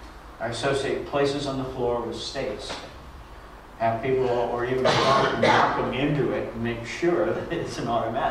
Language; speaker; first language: English; native; English